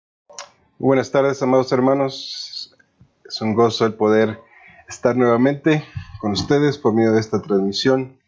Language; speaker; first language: Spanish; native; Spanish